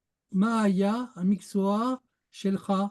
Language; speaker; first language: Hebrew; non-native, learner; French